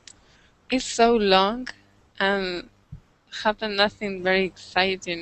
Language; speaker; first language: English; non-native, learner; Spanish